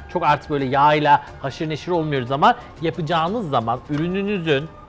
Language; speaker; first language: Turkish; native; Turkish